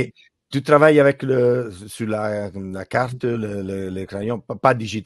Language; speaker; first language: French; non-native, learner; Italian